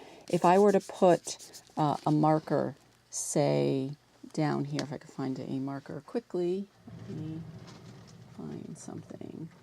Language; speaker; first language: English; native; English